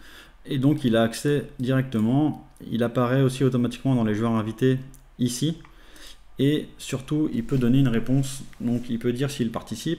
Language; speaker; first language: French; native; French